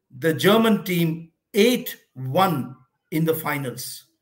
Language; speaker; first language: English; non-native, local second language; Hindi